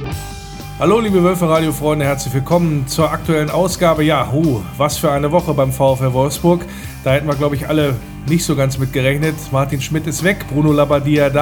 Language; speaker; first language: German; native; German